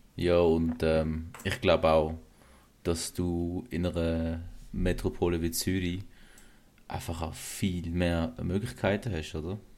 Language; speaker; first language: German; early bilingual, other home language; Kurdish